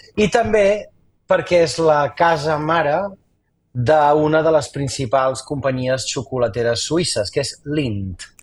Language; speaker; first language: Catalan; native; Catalan